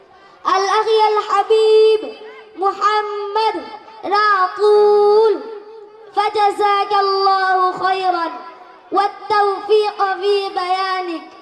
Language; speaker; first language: Arabic; non-native, learner; Bangla